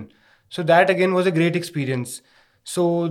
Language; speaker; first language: English; non-native, local second language; Hindi